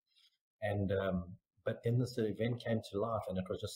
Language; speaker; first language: English; native; English